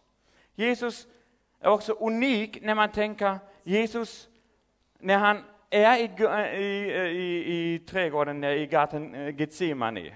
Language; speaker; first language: Swedish; non-native, fluent; German